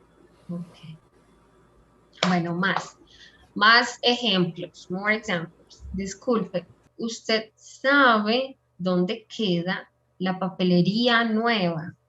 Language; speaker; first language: Spanish; non-native, fluent; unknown